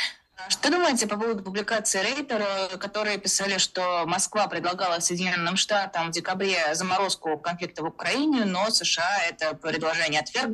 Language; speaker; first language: Russian; native; Russian